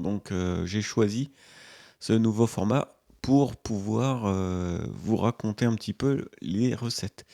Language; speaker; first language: French; native; French